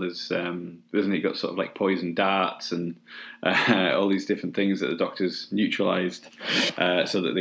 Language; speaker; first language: English; native; English